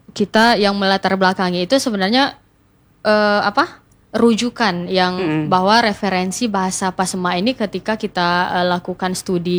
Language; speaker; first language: Indonesian; non-native, local second language; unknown